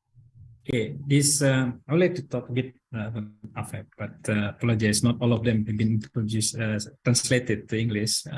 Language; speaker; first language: English; non-native, learner; Indonesian